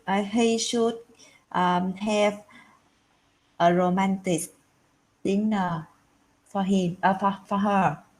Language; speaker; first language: English; non-native, learner; Vietnamese